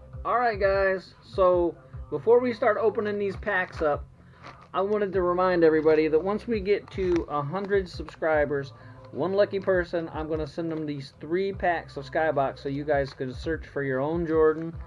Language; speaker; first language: English; native; English